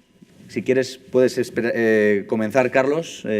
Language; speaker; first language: Spanish; native; Spanish